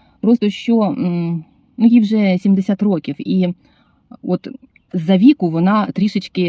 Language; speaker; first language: Ukrainian; native; Ukrainian